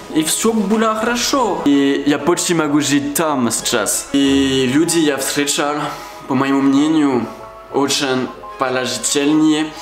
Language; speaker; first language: Russian; non-native, fluent; French